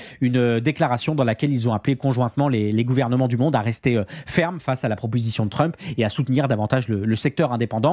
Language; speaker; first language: French; native; French